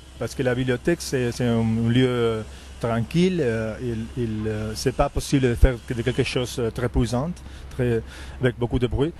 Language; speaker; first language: French; non-native, fluent; Spanish